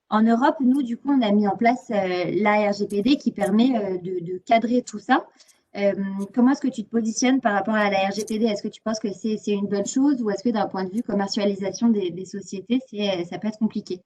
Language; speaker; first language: French; native; French